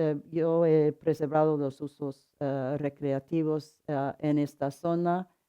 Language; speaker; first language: Spanish; non-native, fluent; English